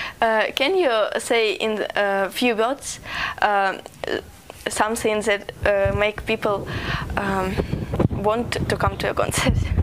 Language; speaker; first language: English; non-native, learner; Ukrainian